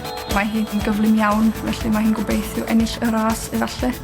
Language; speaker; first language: Welsh; non-native, fluent; German